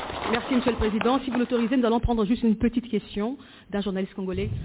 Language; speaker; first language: French; non-native, local second language; Lingala